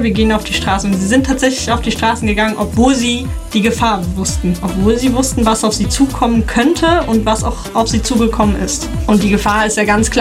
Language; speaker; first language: German; native; German